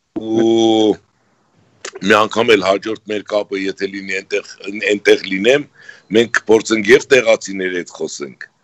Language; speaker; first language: Armenian; native; Armenian